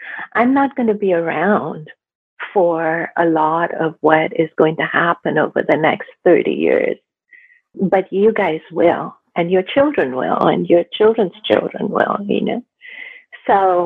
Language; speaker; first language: English; non-native, local second language; Gujarati